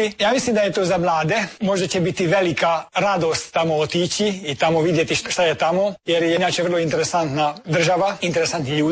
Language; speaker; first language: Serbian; early bilingual, heritage; Serbian